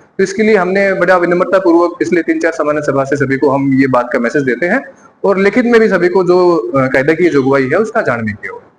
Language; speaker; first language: Hindi; non-native, local second language; Gujarati